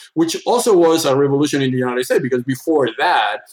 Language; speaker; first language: English; non-native, fluent; Spanish